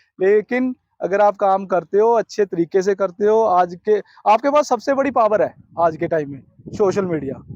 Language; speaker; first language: Hindi; non-native, local second language; Punjabi